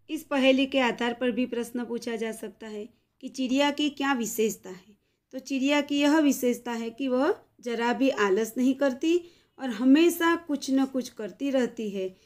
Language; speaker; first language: Hindi; non-native, local second language; Gujarati